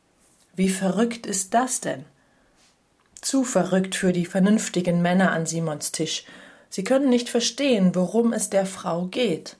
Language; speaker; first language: German; native; German